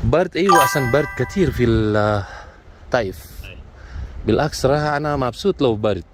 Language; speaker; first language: Arabic; non-native, learner; Indonesian